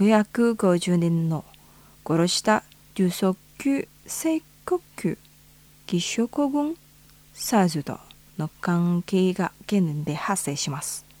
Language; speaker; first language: Japanese; non-native, fluent; Indonesian